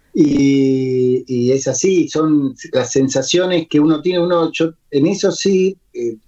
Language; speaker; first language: Spanish; native; Spanish